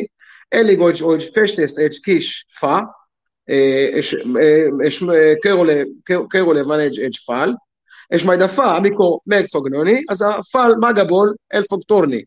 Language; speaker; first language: Hungarian; non-native, learner; Hebrew